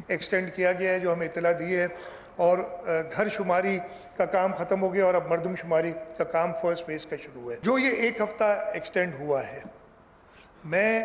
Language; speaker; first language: Urdu; non-native, local second language; Sindhi